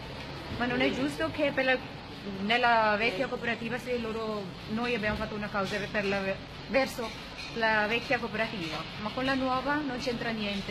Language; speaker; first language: Italian; non-native, fluent; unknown